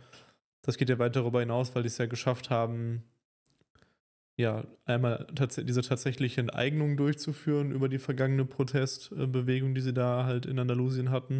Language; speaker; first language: German; native; German